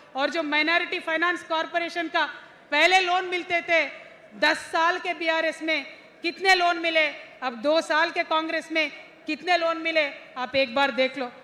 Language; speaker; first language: Hindi; non-native, local second language; Telugu